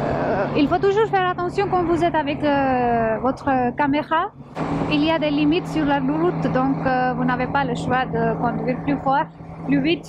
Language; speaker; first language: French; non-native, learner; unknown